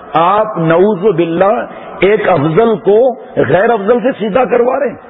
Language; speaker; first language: Urdu; non-native, local second language; Pashto